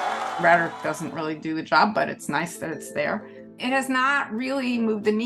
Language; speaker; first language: English; native; English